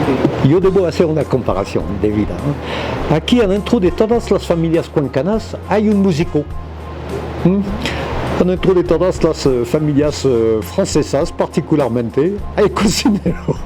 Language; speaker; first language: Spanish; non-native, fluent; French